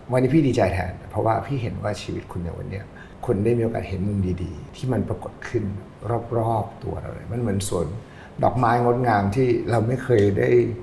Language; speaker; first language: Thai; native; Thai